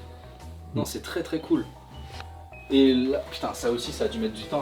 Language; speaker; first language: French; native; French